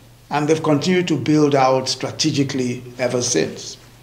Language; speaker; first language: English; non-native, local second language; Yoruba